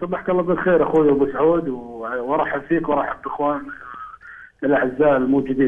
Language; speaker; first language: Arabic; native; Arabic